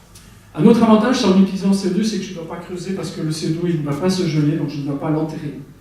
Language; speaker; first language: French; native; French